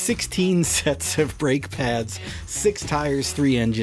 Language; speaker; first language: English; native; English